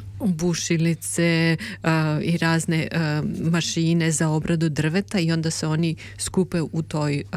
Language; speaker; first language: Serbian; native; Serbian